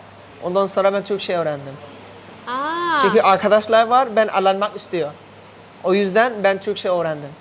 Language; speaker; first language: Turkish; non-native, learner; Thai